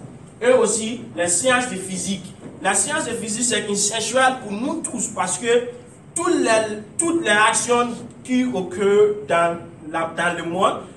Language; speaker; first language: French; non-native, learner; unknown